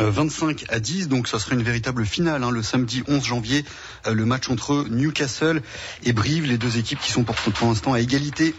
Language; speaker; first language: French; native; French